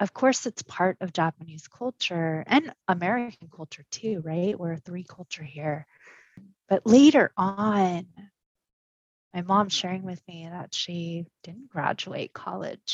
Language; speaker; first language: English; early bilingual, other home language; Japanese